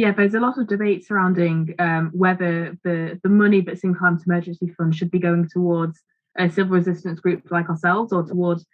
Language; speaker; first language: English; native; English